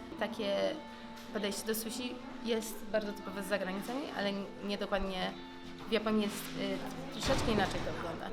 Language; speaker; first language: Polish; early bilingual, heritage; English